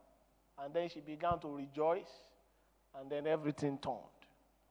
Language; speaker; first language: English; non-native, local second language; Yoruba